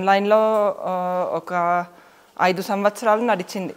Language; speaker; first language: Telugu; non-native, fluent; Finnish